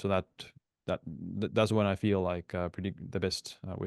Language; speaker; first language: English; non-native, fluent; Estonian